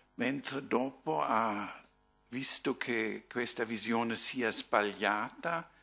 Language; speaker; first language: Italian; non-native, fluent; German